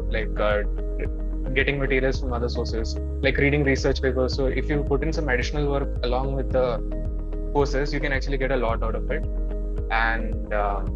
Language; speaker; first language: English; non-native, local second language; Malayalam